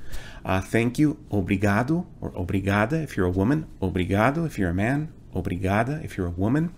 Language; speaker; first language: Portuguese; non-native, fluent; English